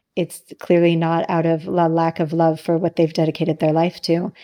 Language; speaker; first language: English; native; English